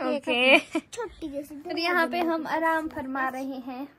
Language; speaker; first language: Hindi; native; Hindi